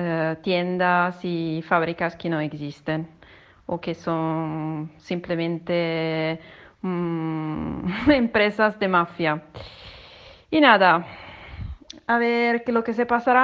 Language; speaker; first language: Spanish; non-native, fluent; Italian